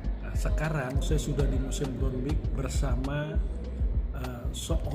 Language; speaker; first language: Indonesian; native; Indonesian